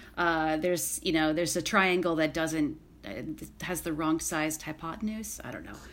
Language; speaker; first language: English; native; English